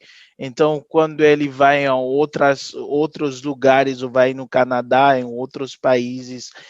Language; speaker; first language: Portuguese; non-native, fluent; Haitian Creole